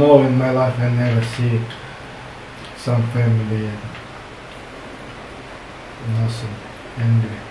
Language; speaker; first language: English; non-native, learner; Russian